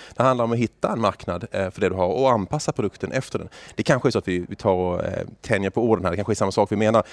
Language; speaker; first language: Swedish; native; Swedish